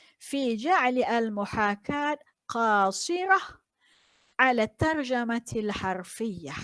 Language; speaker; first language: Arabic; non-native, fluent; Malay